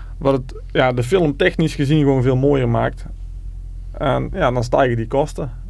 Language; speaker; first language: Dutch; native; Dutch